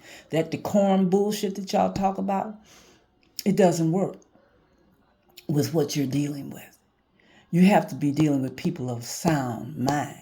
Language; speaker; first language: English; native; English